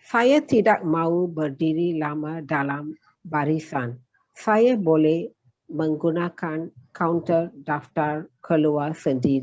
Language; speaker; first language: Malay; non-native, learner; Tamil